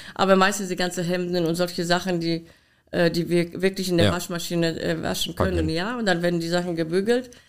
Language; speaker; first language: German; non-native, fluent; Polish